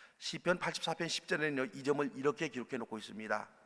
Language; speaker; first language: Korean; native; Korean